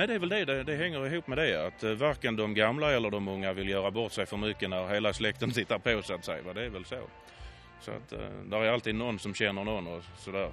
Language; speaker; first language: Swedish; native; Swedish